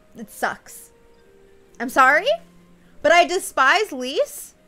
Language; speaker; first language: English; native; English